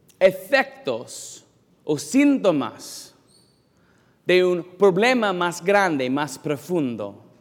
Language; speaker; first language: Spanish; non-native, learner; English